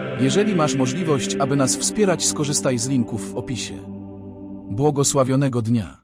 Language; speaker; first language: Polish; native; Polish